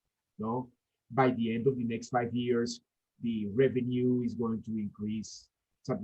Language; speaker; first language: English; non-native, fluent; Spanish